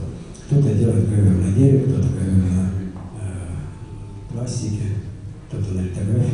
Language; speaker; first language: Russian; native; Russian